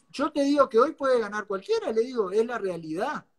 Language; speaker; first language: Spanish; native; Spanish